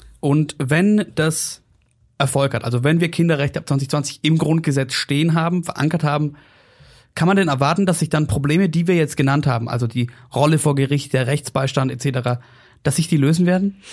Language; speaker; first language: German; native; German